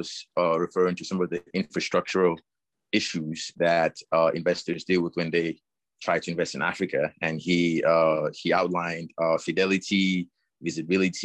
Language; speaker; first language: English; non-native, local second language; French